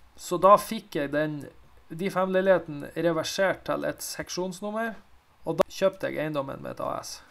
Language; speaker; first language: Norwegian; native; Norwegian